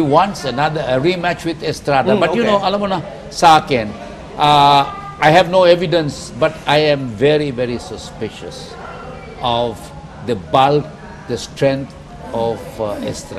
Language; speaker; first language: English; non-native, local second language; Filipino